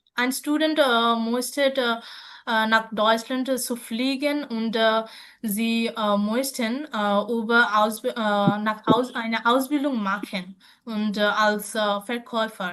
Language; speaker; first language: German; non-native, learner; Bangla